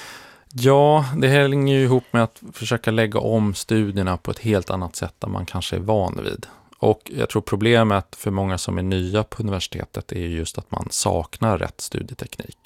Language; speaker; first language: Swedish; native; Swedish